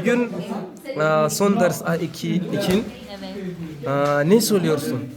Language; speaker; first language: Turkish; non-native, learner; Arabic